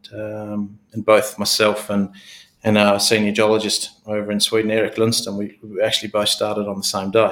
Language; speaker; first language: English; native; English